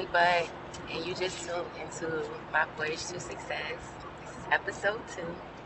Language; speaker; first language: English; native; English